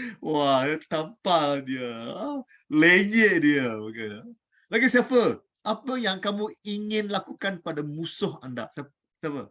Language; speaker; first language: Malay; non-native, local second language; Chinese